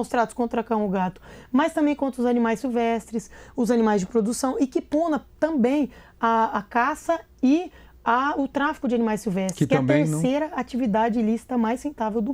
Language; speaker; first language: Portuguese; native; Portuguese